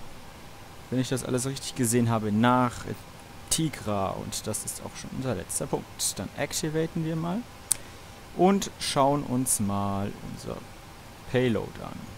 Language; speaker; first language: German; native; German